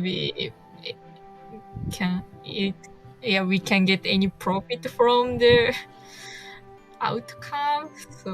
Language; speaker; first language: English; non-native, learner; Japanese